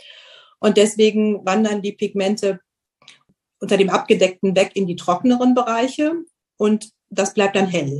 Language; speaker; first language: German; native; German